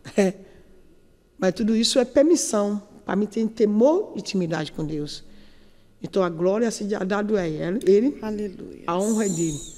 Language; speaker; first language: Portuguese; non-native, learner; Yoruba